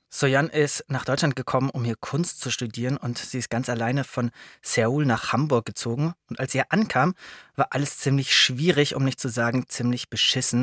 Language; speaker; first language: German; native; German